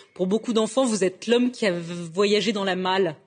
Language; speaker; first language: French; native; French